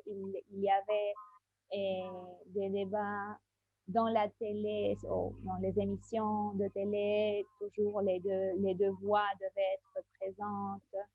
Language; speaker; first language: French; non-native, fluent; Spanish